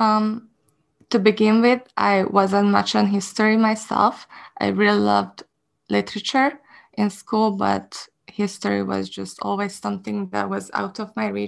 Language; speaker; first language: English; non-native, fluent; Hungarian